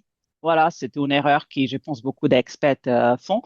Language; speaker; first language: French; non-native, fluent; Serbian